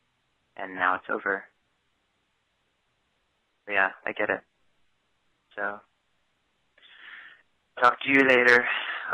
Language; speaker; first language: English; native; English